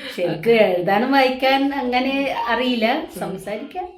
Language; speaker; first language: Malayalam; non-native, fluent; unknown